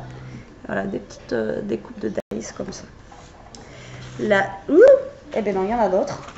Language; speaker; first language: French; native; French